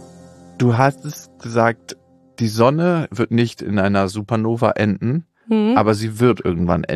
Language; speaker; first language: German; native; German